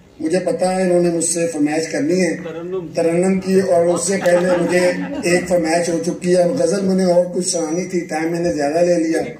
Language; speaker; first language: Urdu; native; Urdu